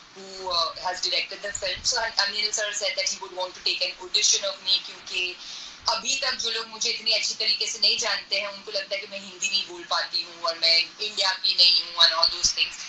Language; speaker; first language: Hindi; native; Hindi